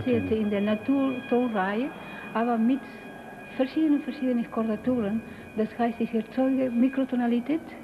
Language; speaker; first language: German; non-native, fluent; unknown